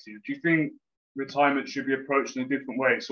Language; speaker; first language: English; native; English